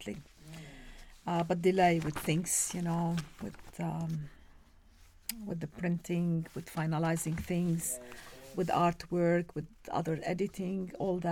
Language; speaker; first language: English; non-native, fluent; Arabic